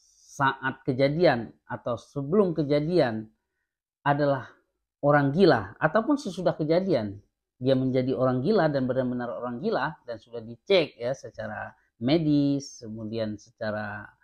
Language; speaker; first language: Indonesian; native; Indonesian